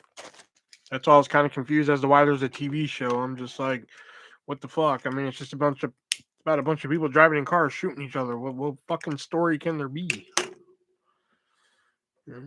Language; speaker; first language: English; native; English